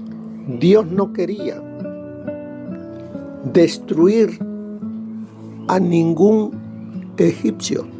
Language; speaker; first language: Spanish; native; Spanish